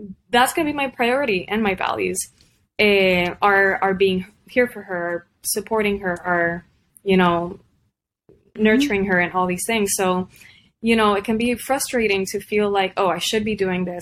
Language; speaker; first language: English; non-native, local second language; Spanish